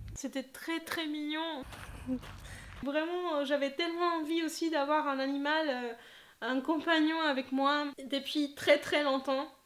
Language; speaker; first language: French; non-native, fluent; Spanish